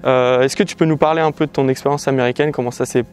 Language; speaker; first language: French; native; French